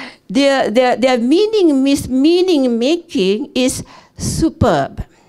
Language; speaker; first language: English; non-native, local second language; Malay